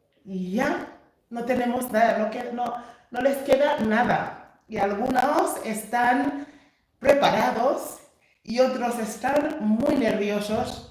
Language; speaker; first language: Spanish; non-native, fluent; English